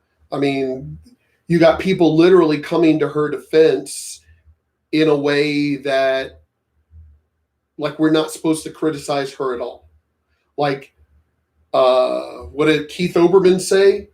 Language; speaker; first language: English; native; English